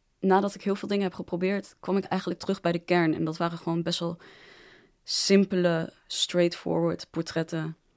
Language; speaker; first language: Dutch; native; Dutch